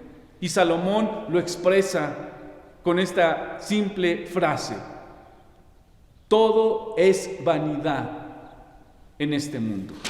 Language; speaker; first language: Spanish; native; Spanish